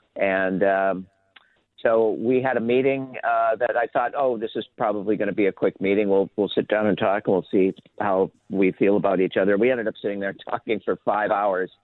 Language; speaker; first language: English; native; English